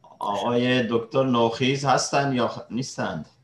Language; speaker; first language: Persian; native; Persian